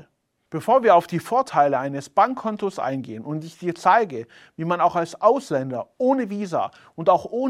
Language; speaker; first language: German; native; German